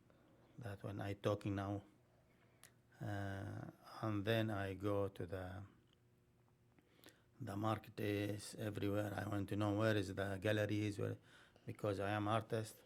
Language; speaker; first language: English; non-native, learner; Arabic